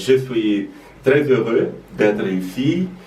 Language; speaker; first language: French; non-native, fluent; Portuguese